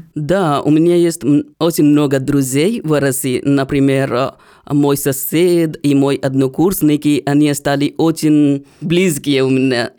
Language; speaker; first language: Russian; non-native, learner; Hindi